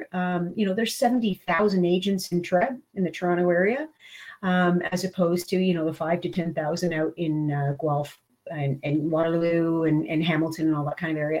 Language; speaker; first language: English; native; English